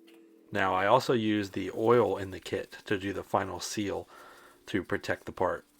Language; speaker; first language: English; native; English